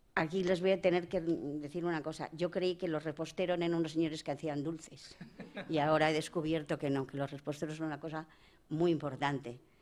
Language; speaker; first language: Spanish; native; Spanish